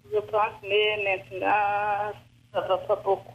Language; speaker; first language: French; non-native, learner; Rundi